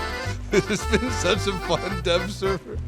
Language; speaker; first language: English; native; English